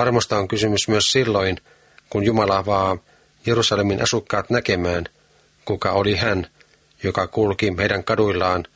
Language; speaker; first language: Finnish; native; Finnish